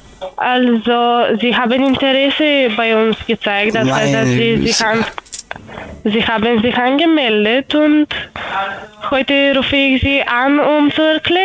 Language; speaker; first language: German; non-native, learner; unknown